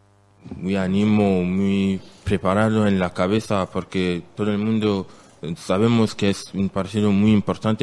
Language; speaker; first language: Spanish; non-native, learner; French